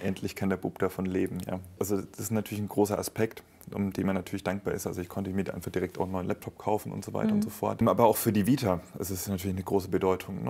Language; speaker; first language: German; native; German